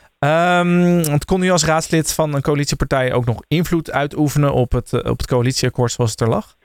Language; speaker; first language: Dutch; native; Dutch